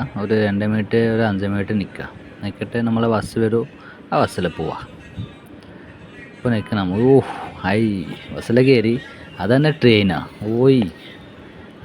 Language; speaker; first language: Malayalam; non-native, learner; Hindi